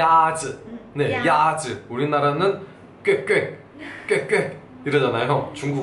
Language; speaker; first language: Korean; native; Korean